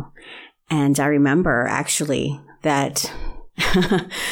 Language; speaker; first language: English; native; English